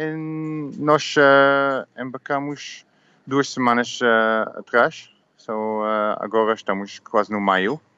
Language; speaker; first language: Portuguese; non-native, learner; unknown